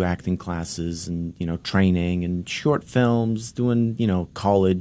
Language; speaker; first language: English; early bilingual, other home language; Polish